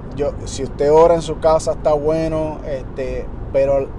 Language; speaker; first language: Spanish; early bilingual, heritage; Spanish